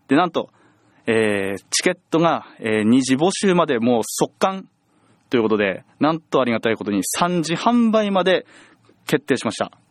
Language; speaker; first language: Japanese; native; Japanese